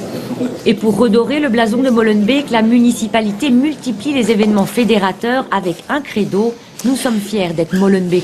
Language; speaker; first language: French; native; French